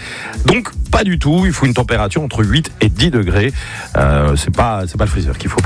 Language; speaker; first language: French; native; French